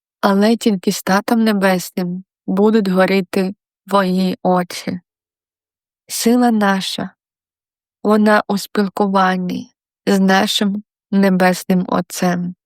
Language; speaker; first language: Ukrainian; non-native, local second language; Russian